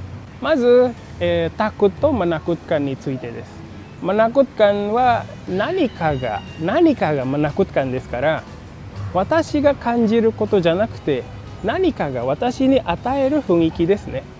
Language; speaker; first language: Japanese; non-native, fluent; Indonesian